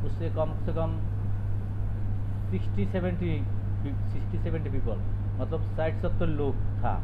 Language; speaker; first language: Hindi; non-native, learner; Bangla